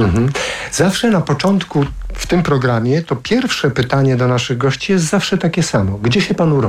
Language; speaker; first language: Polish; native; Polish